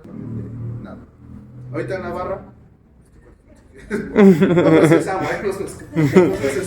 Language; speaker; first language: Spanish; native; Spanish